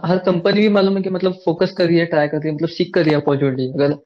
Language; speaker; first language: Hindi; non-native, local second language; Marathi